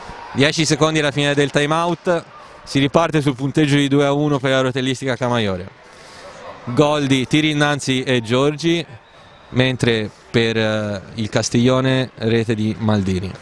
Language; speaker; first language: Italian; native; Italian